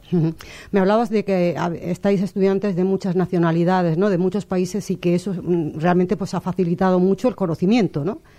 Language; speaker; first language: Spanish; native; Spanish